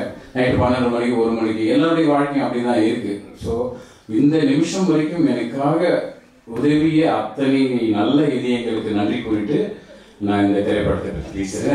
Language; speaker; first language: Tamil; native; Tamil